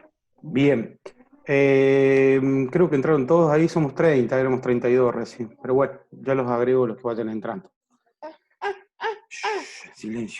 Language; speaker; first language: Spanish; native; Spanish